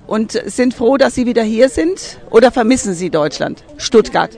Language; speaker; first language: German; native; German